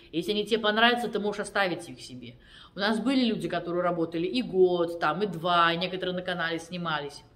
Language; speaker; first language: Russian; native; Russian